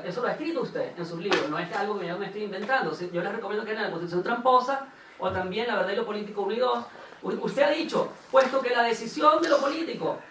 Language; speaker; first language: Spanish; native; Spanish